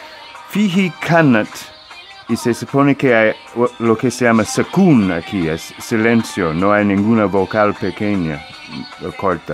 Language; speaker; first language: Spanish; non-native, fluent; English